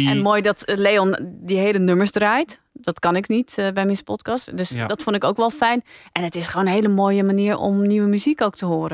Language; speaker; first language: Dutch; native; Dutch